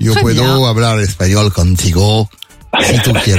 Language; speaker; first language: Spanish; non-native, learner; French